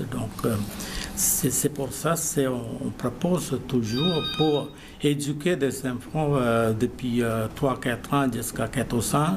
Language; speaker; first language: French; non-native, learner; Malayalam